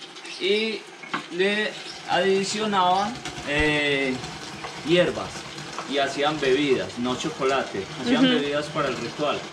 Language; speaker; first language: Spanish; native; Spanish